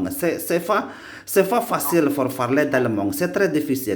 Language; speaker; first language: French; non-native, learner; Indonesian